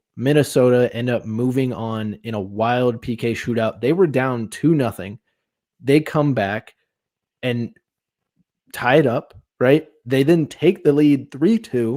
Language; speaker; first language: English; native; English